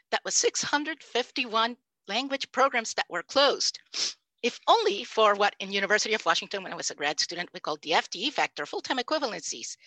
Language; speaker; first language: English; non-native, fluent; Spanish